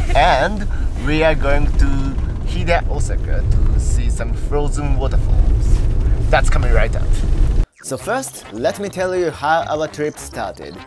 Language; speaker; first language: English; non-native, fluent; Japanese